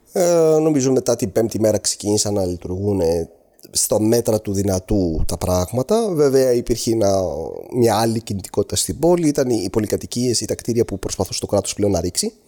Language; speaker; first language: Greek; non-native, fluent; Arabic